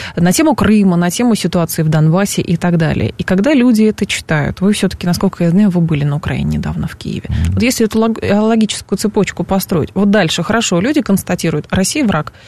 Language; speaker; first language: Russian; native; Russian